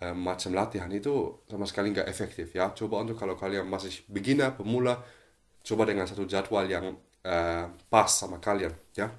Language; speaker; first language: Indonesian; non-native, fluent; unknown